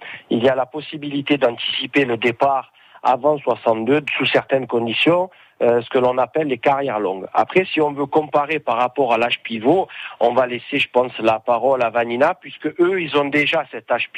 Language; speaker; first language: French; native; French